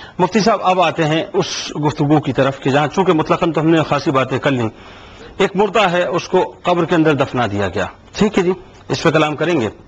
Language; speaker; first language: Urdu; native; Urdu